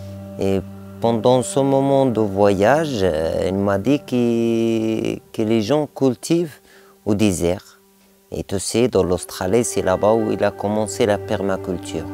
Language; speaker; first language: French; non-native, learner; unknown